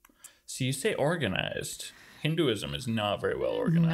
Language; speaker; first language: English; native; English